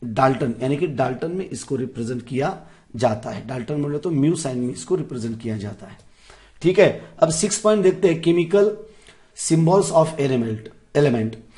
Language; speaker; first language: Hindi; non-native, local second language; Marathi